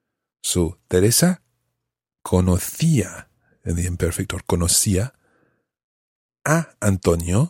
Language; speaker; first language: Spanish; non-native, fluent; English